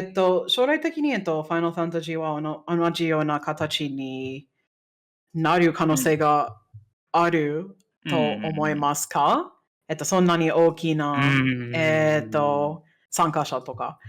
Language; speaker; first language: Japanese; non-native, fluent; English